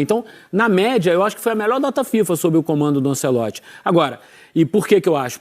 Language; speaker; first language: Portuguese; native; Portuguese